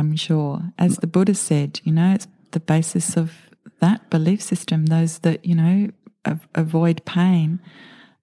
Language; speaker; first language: English; native; English